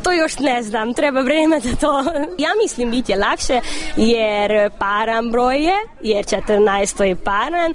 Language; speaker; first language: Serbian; non-native, local second language; Hungarian